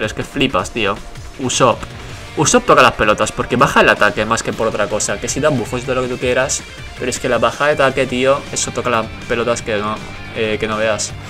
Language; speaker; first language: Spanish; native; Spanish